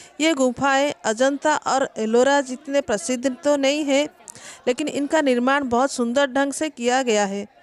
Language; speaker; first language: Hindi; non-native, local second language; Odia